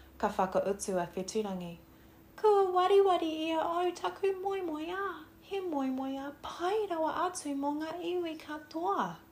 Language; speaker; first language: Māori; non-native, local second language; English